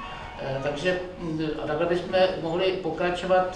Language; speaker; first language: Czech; native; Czech